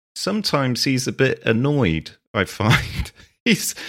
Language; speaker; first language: English; native; English